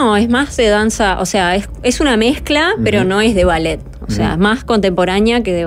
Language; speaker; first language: Spanish; native; Spanish